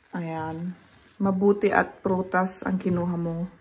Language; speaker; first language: Filipino; non-native, learner; German